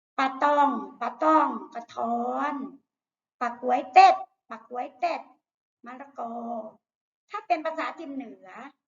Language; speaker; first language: Thai; native; Thai